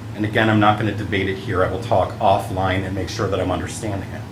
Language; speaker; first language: English; early bilingual, other home language; Italian